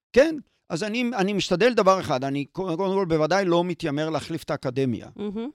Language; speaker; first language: Hebrew; native; Hebrew